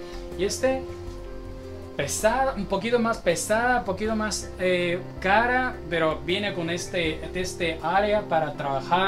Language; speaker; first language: Spanish; non-native, learner; Chinese